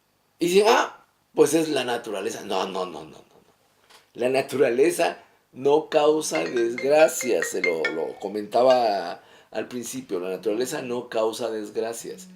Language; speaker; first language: Spanish; native; Spanish